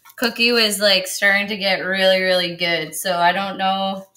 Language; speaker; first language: English; native; English